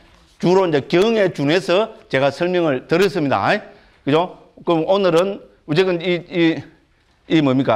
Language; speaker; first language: Korean; native; Korean